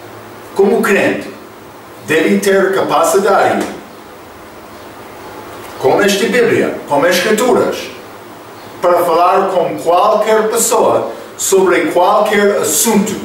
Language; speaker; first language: Portuguese; non-native, fluent; English